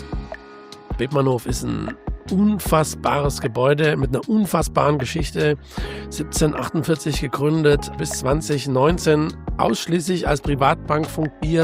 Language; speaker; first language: German; native; German